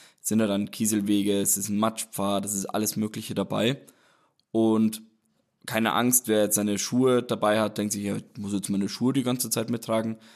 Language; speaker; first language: German; native; German